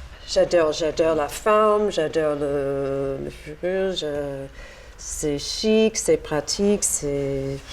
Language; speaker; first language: French; non-native, fluent; English